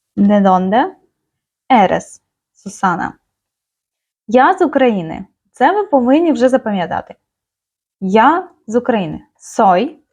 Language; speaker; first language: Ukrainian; native; Ukrainian